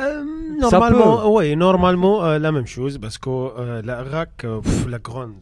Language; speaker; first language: French; non-native, learner; Arabic